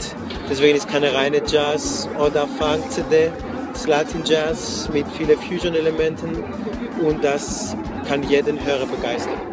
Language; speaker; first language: German; non-native, fluent; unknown